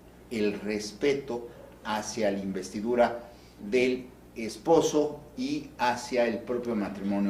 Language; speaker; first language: Spanish; native; Spanish